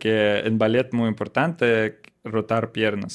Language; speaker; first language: Spanish; non-native, learner; Russian